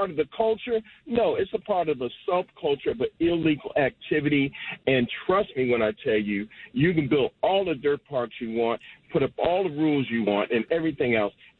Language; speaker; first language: English; native; English